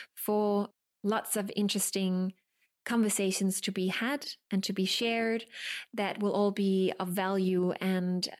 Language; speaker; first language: English; non-native, fluent; Danish